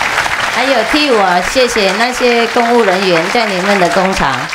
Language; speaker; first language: Chinese; non-native, fluent; Vietnamese